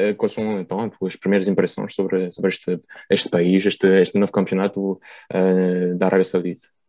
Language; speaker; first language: Portuguese; early bilingual, heritage; Portuguese